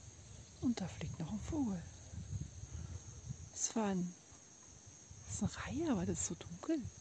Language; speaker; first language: German; native; German